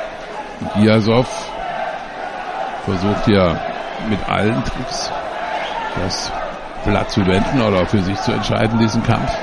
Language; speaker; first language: German; native; German